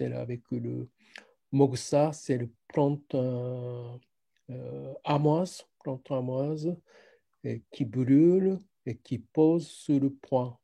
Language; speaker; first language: French; non-native, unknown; Japanese